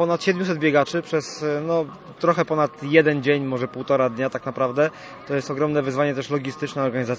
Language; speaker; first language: Polish; native; Polish